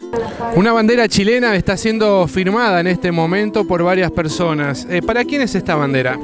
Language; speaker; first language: Spanish; native; Spanish